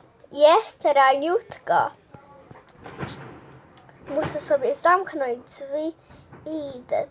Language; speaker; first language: Polish; early bilingual, heritage; Polish